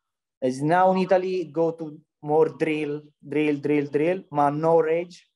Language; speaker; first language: English; non-native, learner; Italian